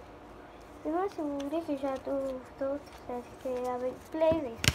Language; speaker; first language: French; native; French